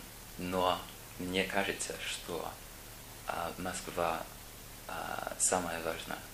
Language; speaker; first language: Russian; non-native, learner; English